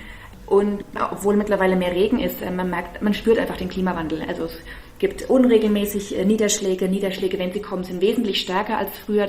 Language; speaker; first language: German; native; German